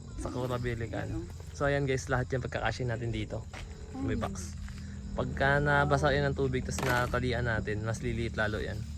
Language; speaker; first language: Filipino; native; Filipino